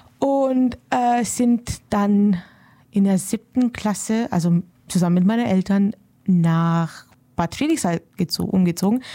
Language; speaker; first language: German; early bilingual, other home language; Romanian